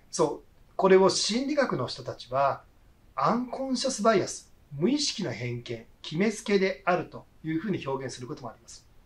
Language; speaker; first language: Japanese; native; Japanese